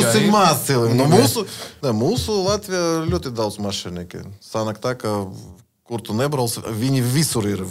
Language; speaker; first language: Latvian; non-native, learner; Russian